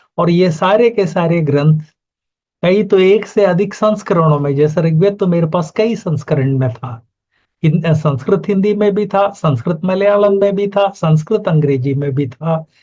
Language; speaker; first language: Hindi; native; Hindi